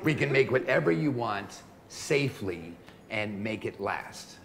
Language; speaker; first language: English; native; English